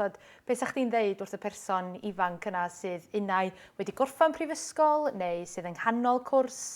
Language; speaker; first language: Welsh; native; Welsh